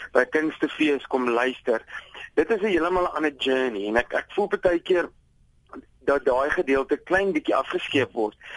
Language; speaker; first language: Afrikaans; native; Afrikaans